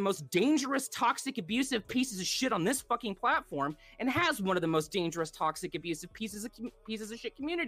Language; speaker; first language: English; native; English